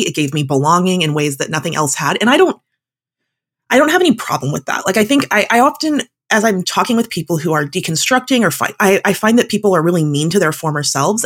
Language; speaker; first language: English; native; English